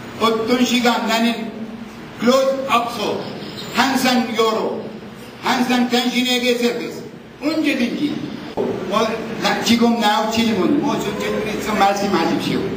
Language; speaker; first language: Korean; non-native, learner; Arabic